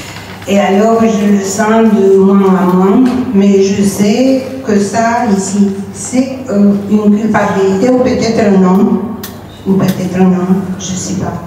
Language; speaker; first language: French; non-native, fluent; Romanian